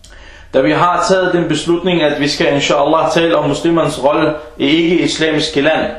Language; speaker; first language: Danish; early bilingual, other home language; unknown